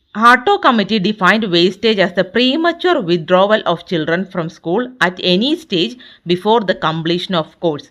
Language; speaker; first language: English; non-native, local second language; Malayalam